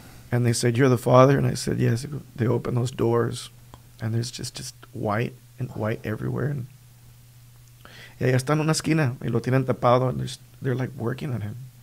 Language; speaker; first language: English; early bilingual, other home language; Spanish